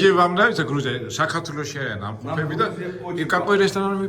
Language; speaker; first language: Russian; non-native, fluent; Georgian